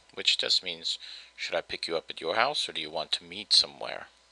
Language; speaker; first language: English; native; English